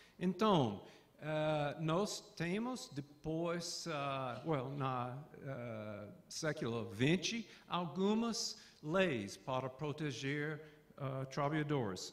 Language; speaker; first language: Portuguese; non-native, fluent; English